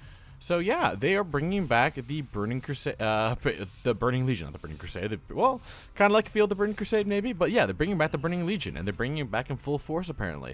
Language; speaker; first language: English; native; English